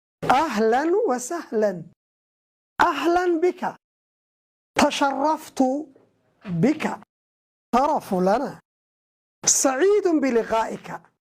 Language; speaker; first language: Arabic; non-native, local second language; Somali